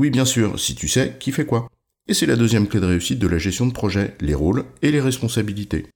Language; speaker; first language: French; native; French